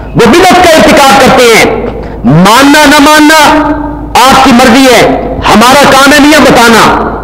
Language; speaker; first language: Urdu; non-native, local second language; Punjabi